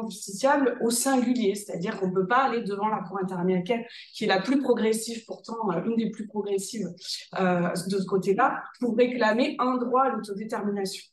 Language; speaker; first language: French; native; French